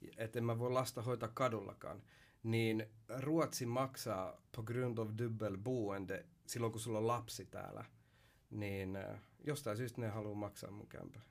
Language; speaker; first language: Finnish; early bilingual, heritage; Finnish